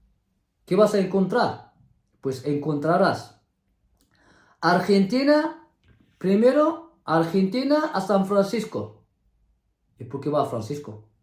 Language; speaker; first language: Spanish; non-native, fluent; Arabic